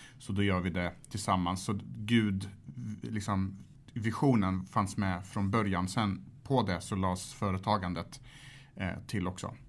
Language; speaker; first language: Swedish; early bilingual, other home language; Arabic